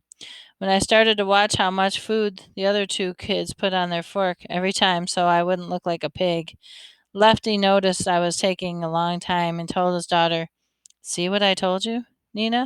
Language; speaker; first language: English; native; English